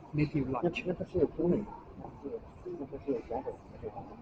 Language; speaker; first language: Chinese; native; Chinese